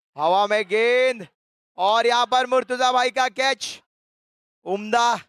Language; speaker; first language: Hindi; non-native, local second language; Gujarati